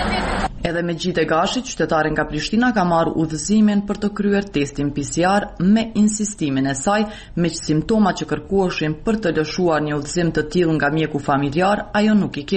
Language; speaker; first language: Albanian; native; Albanian